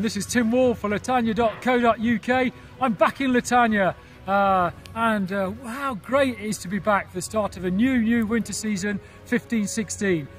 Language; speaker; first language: English; native; English